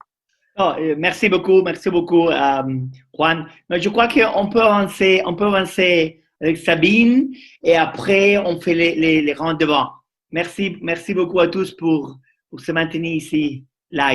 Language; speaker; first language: French; non-native, learner; Spanish